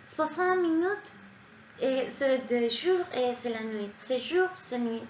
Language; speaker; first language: French; non-native, learner; Spanish